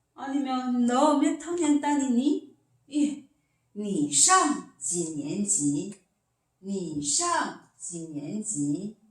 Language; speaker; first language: Chinese; non-native, fluent; Korean